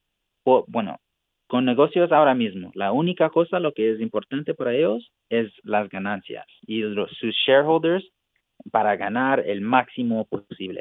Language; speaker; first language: Spanish; non-native, fluent; English